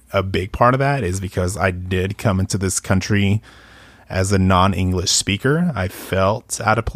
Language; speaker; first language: English; early bilingual, other home language; Spanish